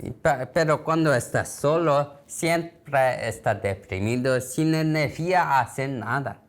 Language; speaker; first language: Spanish; non-native, learner; Korean